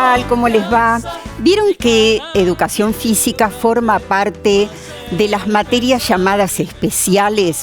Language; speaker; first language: Spanish; native; Spanish